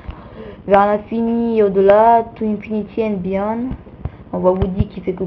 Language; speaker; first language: French; native; French